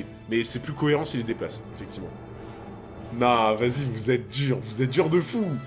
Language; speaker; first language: French; native; French